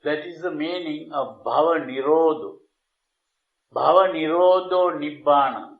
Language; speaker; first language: English; non-native, local second language; Sinhala